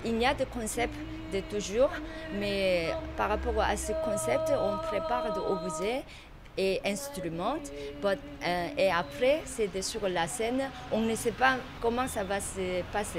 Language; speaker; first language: French; non-native, learner; Korean